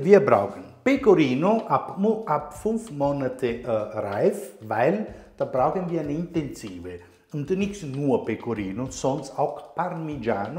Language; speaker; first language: German; non-native, fluent; Italian